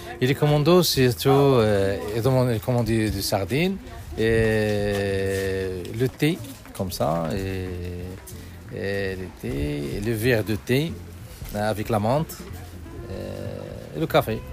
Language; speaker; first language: French; non-native, learner; Arabic